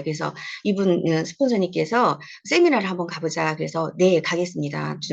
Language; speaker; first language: Korean; native; Korean